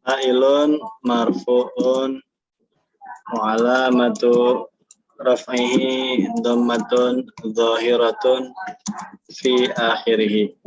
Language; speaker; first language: Arabic; non-native, fluent; Indonesian